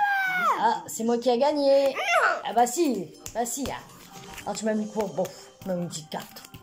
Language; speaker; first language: French; native; French